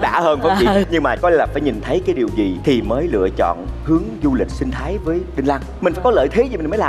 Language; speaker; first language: Vietnamese; native; Vietnamese